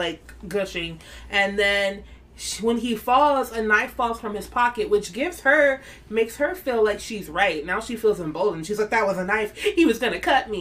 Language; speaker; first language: English; native; English